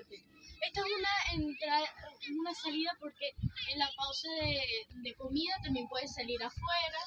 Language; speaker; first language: Spanish; early bilingual, heritage; Spanish